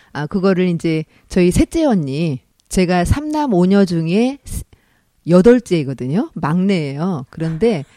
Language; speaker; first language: Korean; native; Korean